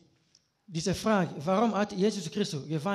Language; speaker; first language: German; non-native, learner; Lingala